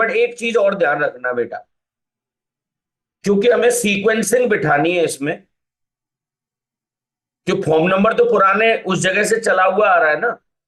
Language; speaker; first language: Hindi; native; Hindi